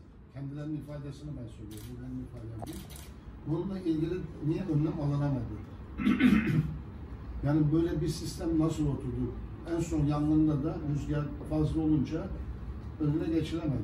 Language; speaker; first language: Turkish; native; Turkish